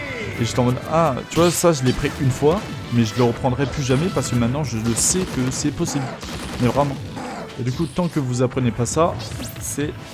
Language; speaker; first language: French; native; French